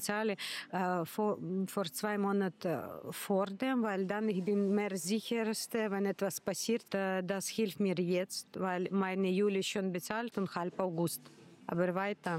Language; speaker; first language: German; non-native, learner; Ukrainian